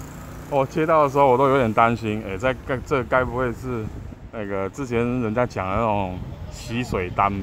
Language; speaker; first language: Chinese; native; Chinese